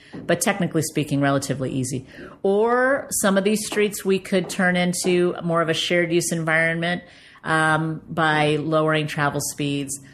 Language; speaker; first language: English; native; English